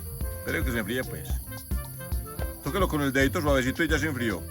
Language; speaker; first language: Spanish; native; Spanish